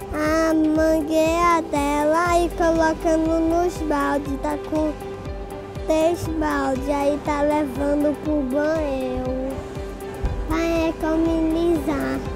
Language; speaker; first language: Portuguese; native; Portuguese